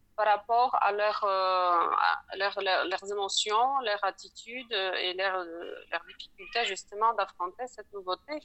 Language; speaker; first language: French; non-native, fluent; Polish